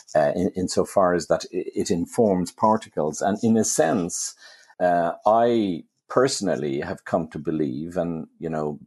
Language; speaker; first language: English; native; English